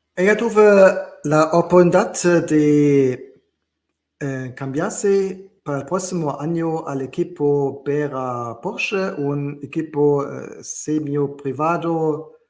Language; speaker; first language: Spanish; non-native, learner; German